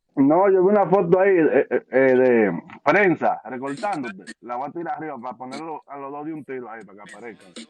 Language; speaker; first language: Spanish; early bilingual, heritage; Spanish